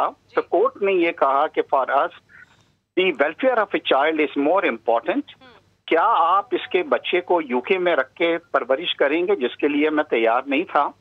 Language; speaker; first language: Urdu; native; Urdu